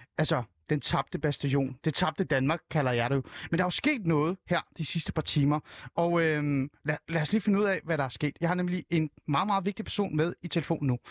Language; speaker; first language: Danish; early bilingual, other home language; Persian